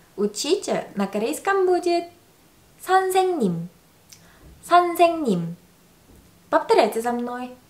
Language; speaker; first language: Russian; non-native, fluent; Korean